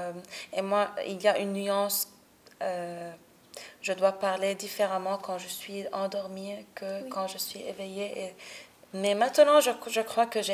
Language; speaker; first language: French; non-native, local second language; Arabic